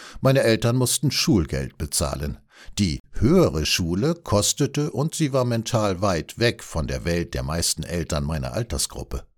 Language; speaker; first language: German; native; German